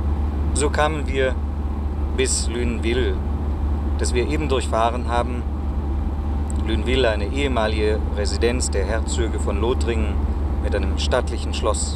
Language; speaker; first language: German; native; German